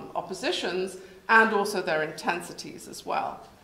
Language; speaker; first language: English; native; English